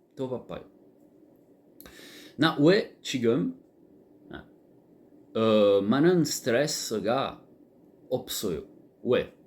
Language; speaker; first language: Korean; non-native, learner; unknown